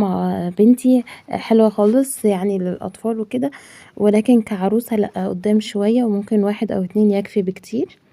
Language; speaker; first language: Arabic; native; Arabic